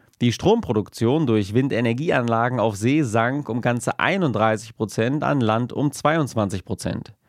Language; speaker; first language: German; native; German